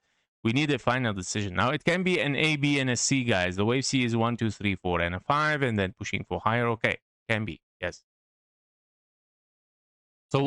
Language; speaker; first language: English; non-native, fluent; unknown